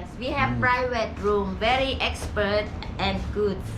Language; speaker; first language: English; non-native, learner; Thai